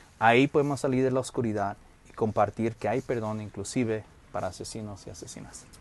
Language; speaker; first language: Spanish; early bilingual, heritage; Spanish